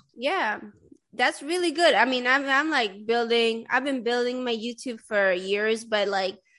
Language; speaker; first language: English; non-native, fluent; Swedish